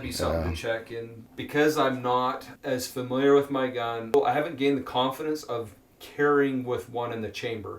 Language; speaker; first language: English; native; English